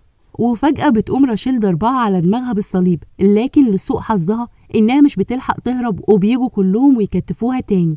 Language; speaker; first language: Arabic; native; Arabic